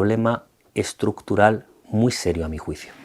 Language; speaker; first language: Spanish; native; Spanish